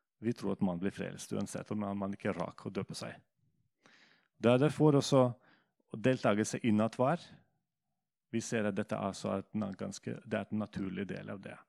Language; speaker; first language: Norwegian; non-native, fluent; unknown